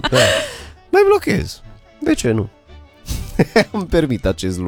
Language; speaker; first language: Romanian; native; Romanian